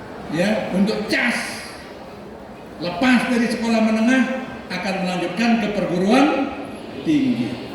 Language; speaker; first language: Indonesian; non-native, local second language; Sasak